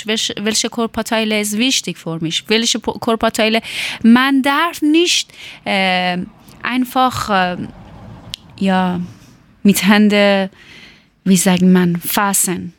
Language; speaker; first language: German; non-native, learner; Persian